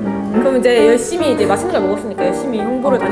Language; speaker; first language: Korean; native; Korean